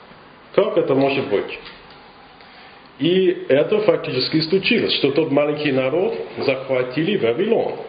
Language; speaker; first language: Russian; non-native, fluent; English